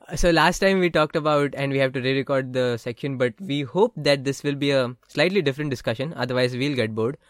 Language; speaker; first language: English; non-native, local second language; Marathi